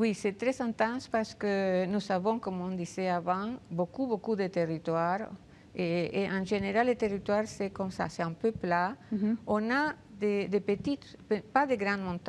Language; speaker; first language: French; non-native, fluent; Spanish